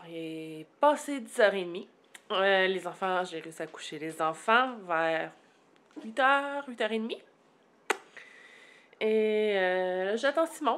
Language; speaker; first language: French; native; French